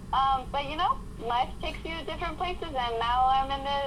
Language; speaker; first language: English; early bilingual, other home language; Spanish